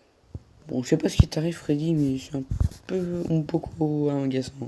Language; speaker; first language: French; native; French